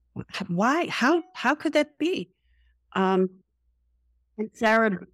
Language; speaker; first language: English; native; English